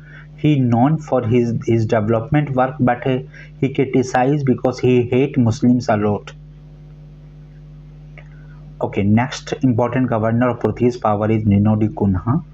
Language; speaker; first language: English; non-native, local second language; Hindi